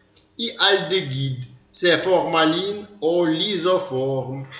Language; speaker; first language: French; non-native, learner; Ukrainian